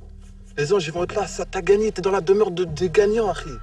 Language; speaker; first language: French; native; French